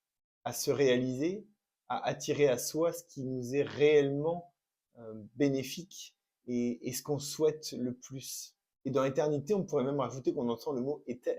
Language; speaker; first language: French; native; French